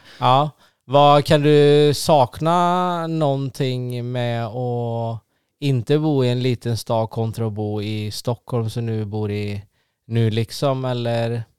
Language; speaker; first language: Swedish; native; Swedish